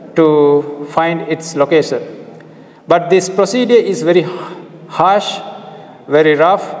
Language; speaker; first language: English; non-native, local second language; Sinhala